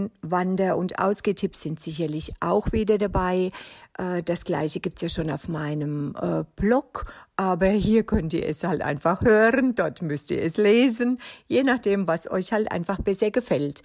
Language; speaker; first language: German; native; German